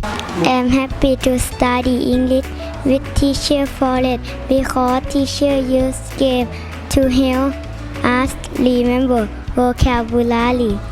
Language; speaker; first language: English; non-native, learner; Thai